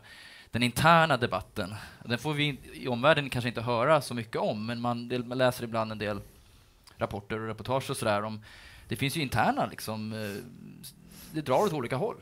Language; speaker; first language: Swedish; native; Swedish